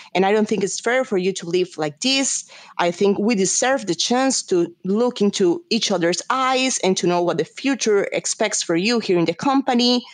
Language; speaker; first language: English; non-native, fluent; Spanish